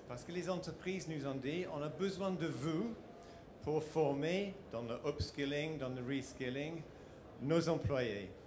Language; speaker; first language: French; non-native, fluent; English